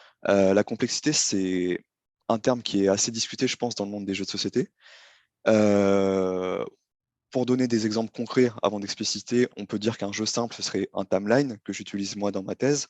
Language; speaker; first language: French; native; French